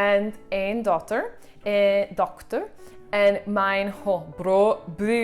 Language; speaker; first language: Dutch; non-native, learner; English